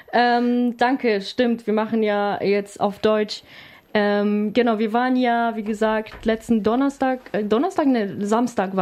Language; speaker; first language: German; non-native, fluent; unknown